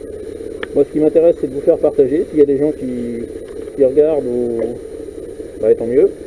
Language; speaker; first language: French; native; French